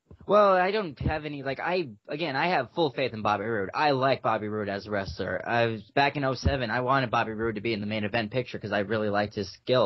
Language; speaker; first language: English; native; English